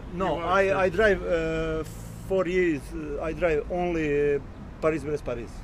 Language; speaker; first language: English; non-native, learner; Serbian